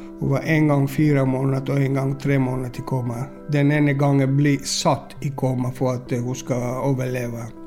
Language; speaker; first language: Norwegian; non-native, learner; Greek